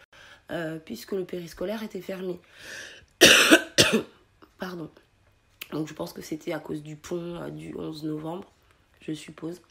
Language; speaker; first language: French; native; French